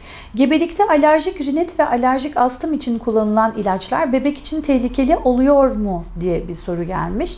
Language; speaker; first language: Turkish; native; Turkish